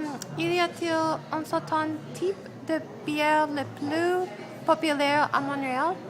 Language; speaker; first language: French; non-native, learner; English